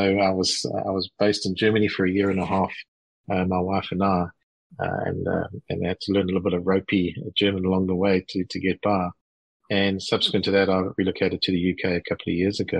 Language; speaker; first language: English; native; English